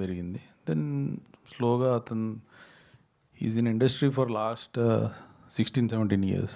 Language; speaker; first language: Telugu; native; Telugu